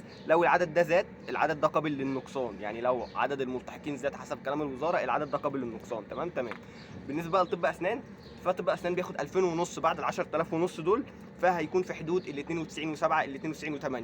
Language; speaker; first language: Arabic; native; Arabic